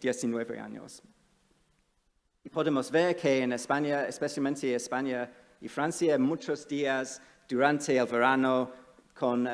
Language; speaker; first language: Spanish; non-native, fluent; English